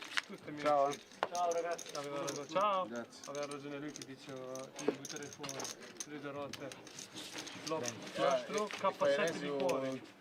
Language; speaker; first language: Italian; non-native, fluent; Albanian